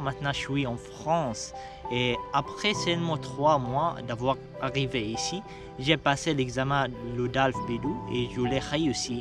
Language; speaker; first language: French; non-native, fluent; Arabic